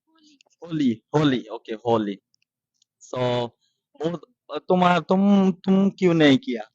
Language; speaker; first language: Hindi; non-native, learner; Bangla